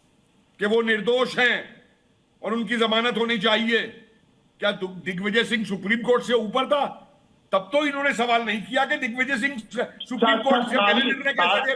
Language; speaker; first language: Hindi; native; Hindi